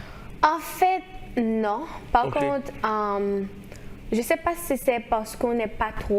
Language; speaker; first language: French; non-native, local second language; Haitian Creole